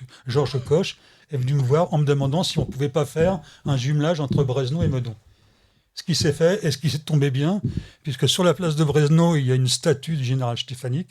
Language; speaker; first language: French; native; French